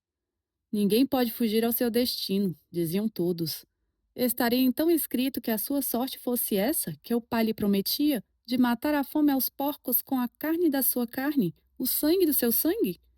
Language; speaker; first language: Portuguese; native; Portuguese